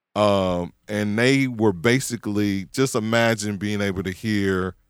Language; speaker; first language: English; native; English